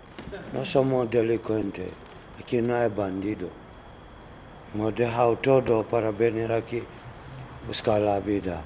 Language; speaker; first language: Spanish; non-native, learner; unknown